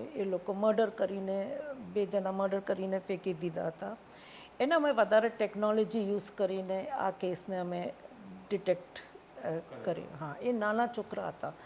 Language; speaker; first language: Gujarati; non-native, local second language; Tamil